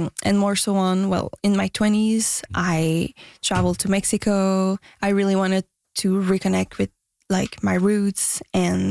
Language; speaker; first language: English; non-native, fluent; French